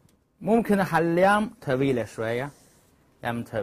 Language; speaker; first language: Arabic; non-native, learner; Chinese